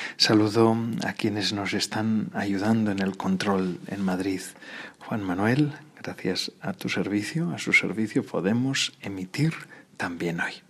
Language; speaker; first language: Spanish; native; Spanish